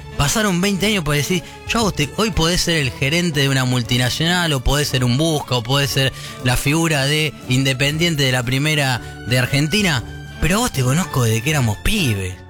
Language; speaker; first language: Spanish; native; Spanish